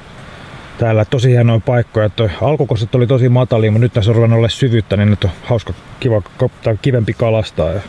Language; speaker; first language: Finnish; native; Finnish